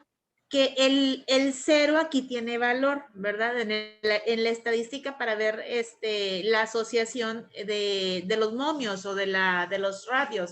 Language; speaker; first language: Spanish; native; Spanish